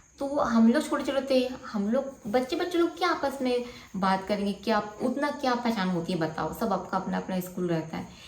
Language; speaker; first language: Hindi; non-native, local second language; Bangla